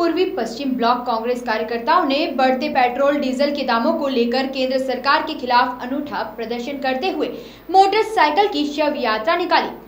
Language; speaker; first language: Hindi; native; Hindi